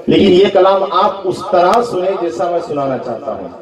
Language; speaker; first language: Urdu; native; Urdu